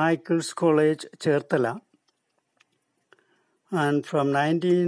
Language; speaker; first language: English; non-native, local second language; Malayalam